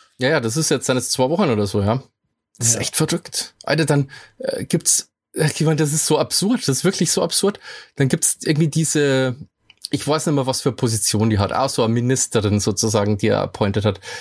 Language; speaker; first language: German; native; German